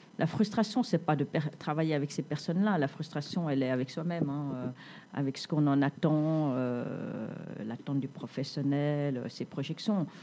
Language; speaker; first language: French; native; French